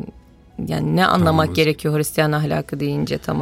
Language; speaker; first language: Turkish; native; Turkish